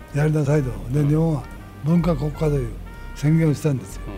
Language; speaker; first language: Japanese; native; Japanese